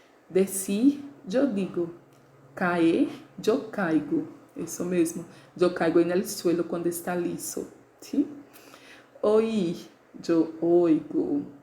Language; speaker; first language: Spanish; non-native, fluent; Portuguese